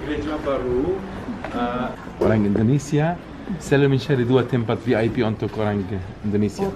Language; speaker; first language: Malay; non-native, learner; Arabic